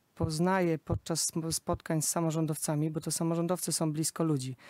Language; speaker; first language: Polish; native; Polish